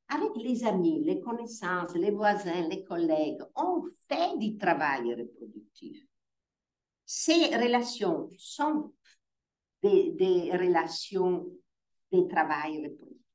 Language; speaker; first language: French; non-native, fluent; Italian